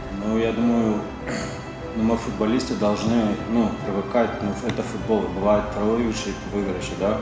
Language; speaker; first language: Russian; non-native, local second language; Tajik